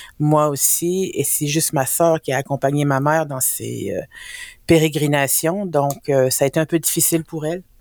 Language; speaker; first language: French; native; French